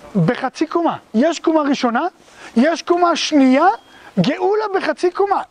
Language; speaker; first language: Hebrew; native; Hebrew